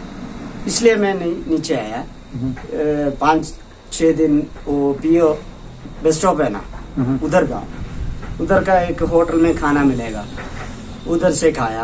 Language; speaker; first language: Hindi; non-native, local second language; Malayalam